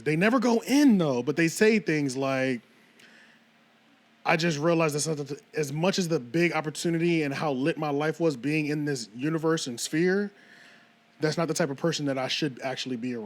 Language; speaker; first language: English; native; English